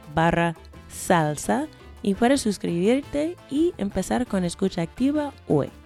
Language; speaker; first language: Spanish; non-native, fluent; English